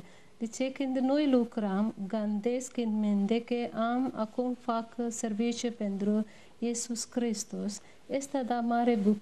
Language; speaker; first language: Romanian; non-native, learner; Tamil